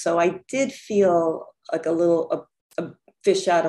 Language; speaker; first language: English; native; English